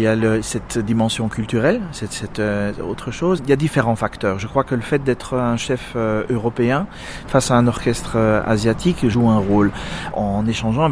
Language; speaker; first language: French; native; French